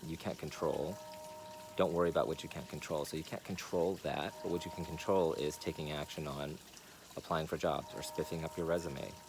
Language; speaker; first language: English; native; English